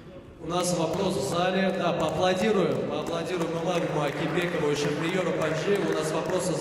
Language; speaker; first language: Russian; native; Russian